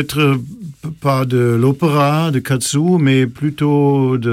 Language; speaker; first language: French; non-native, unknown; German